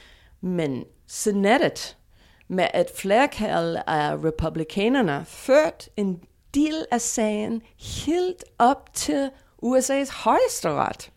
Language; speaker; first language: Danish; non-native, fluent; English